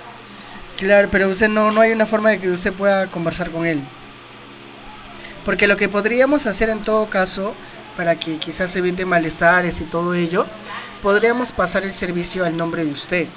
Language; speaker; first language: Spanish; native; Spanish